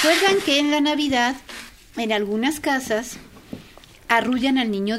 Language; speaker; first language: Spanish; native; Spanish